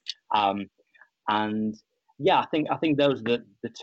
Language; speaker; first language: English; native; English